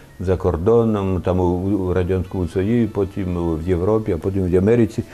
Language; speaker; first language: Ukrainian; non-native, fluent; French